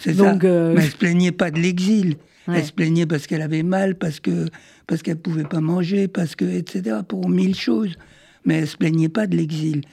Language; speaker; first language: French; early bilingual, other home language; Arabic